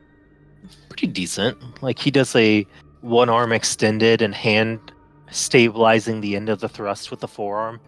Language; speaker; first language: English; native; English